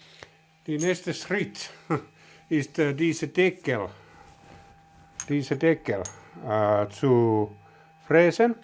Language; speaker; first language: German; non-native, learner; Finnish